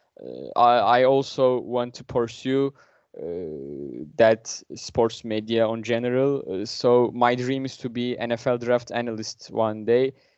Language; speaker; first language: English; non-native, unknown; Turkish